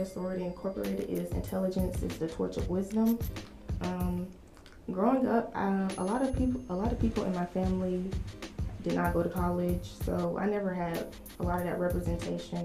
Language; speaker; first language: English; native; English